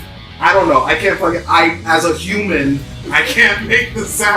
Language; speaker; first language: English; native; English